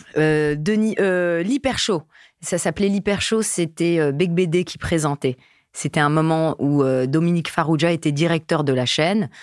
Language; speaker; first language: French; native; French